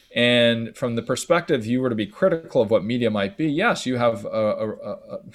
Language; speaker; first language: English; native; English